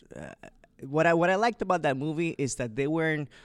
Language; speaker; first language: English; early bilingual, other home language; Chinese